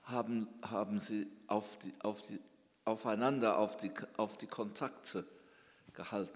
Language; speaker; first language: German; early bilingual, heritage; German